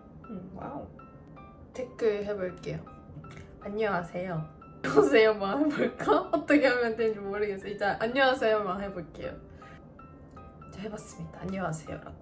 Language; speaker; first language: Korean; non-native, fluent; Japanese